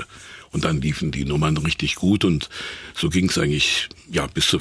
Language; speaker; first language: German; native; German